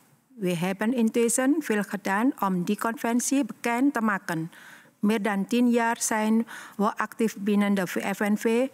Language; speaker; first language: Dutch; non-native, learner; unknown